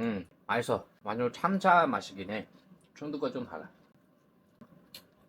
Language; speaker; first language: Korean; non-native, fluent; Chinese